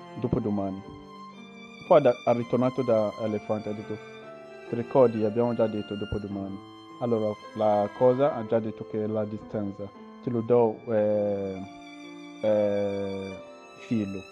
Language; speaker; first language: Italian; non-native, learner; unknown